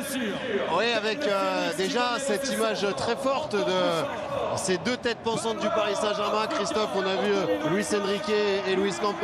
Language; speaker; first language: French; native; French